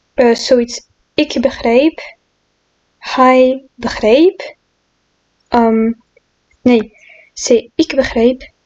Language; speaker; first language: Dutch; non-native, learner; French